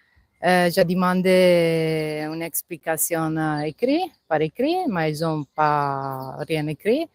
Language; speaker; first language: French; non-native, learner; Italian